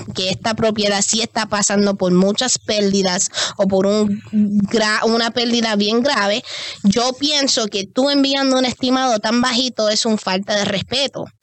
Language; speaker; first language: Spanish; early bilingual, heritage; Spanish